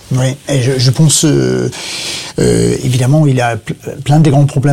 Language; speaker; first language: French; non-native, learner; Danish